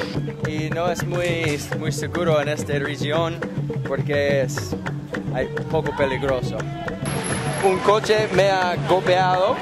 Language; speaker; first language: Spanish; non-native, learner; English